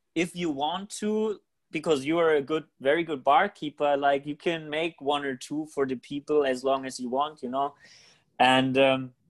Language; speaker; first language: English; non-native, fluent; German